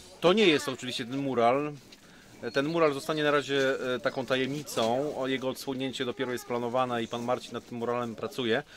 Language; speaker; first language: Polish; native; Polish